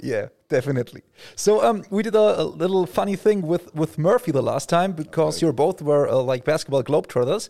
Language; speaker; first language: English; non-native, fluent; German